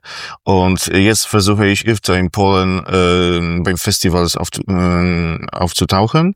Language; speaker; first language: German; non-native, fluent; Polish